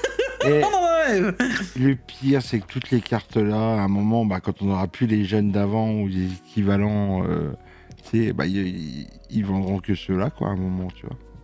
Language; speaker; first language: French; native; French